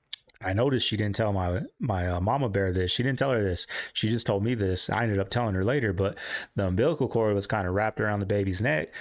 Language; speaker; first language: English; native; English